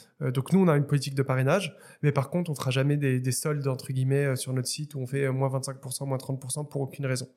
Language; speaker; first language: French; non-native, local second language; Arabic